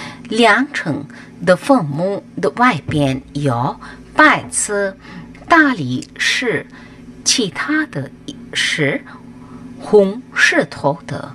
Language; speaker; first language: Chinese; non-native, fluent; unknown